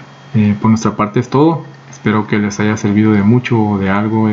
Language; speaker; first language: Spanish; native; Spanish